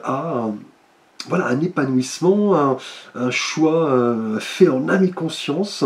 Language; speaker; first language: French; native; French